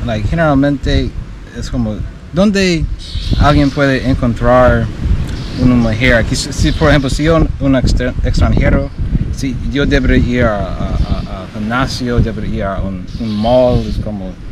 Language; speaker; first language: Spanish; non-native, learner; English